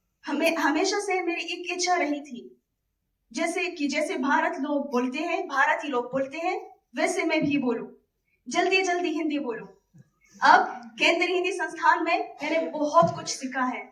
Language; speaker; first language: Hindi; non-native, fluent; Arabic